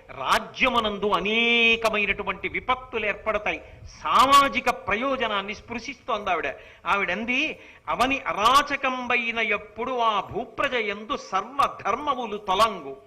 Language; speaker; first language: Telugu; native; Telugu